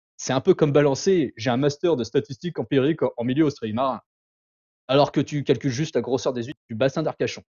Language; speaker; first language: French; native; French